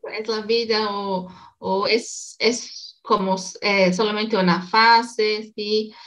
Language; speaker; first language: Spanish; non-native, learner; Portuguese